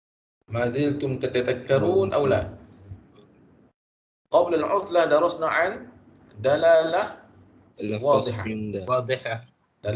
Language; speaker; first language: Arabic; non-native, fluent; Malay